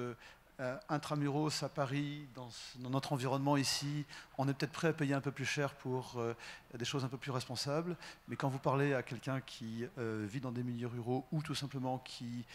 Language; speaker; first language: French; native; French